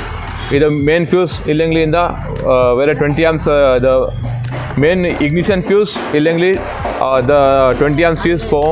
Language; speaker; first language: Malayalam; non-native, fluent; Tamil